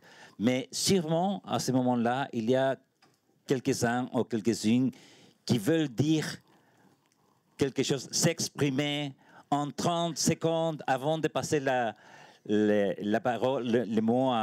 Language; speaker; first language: French; non-native, learner; Spanish